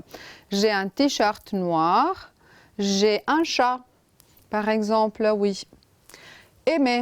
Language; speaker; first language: French; non-native, fluent; Romanian